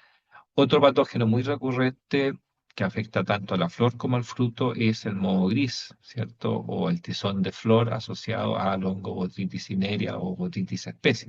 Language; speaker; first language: Spanish; native; Spanish